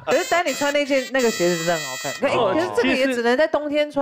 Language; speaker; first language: Chinese; native; Chinese